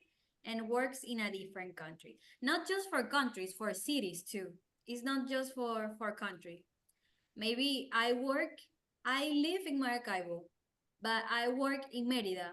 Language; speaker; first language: English; non-native, fluent; Spanish